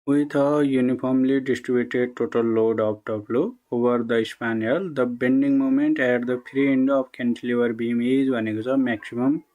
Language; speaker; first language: English; non-native, local second language; Nepali